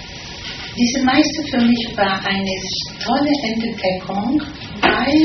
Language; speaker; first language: German; non-native, fluent; Italian